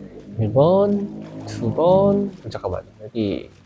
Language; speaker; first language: Korean; non-native, learner; Indonesian